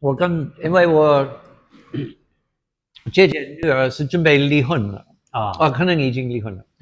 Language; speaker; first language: Chinese; non-native, fluent; English